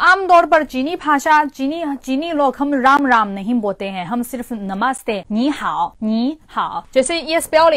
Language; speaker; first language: Hindi; non-native, fluent; Chinese